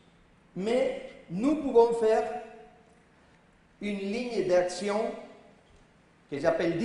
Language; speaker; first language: French; non-native, learner; Spanish